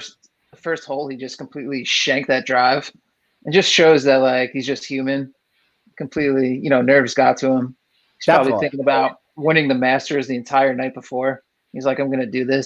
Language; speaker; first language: English; native; English